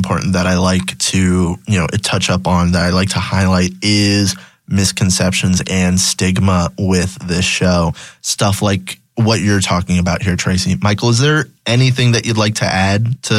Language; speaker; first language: English; non-native, fluent; Spanish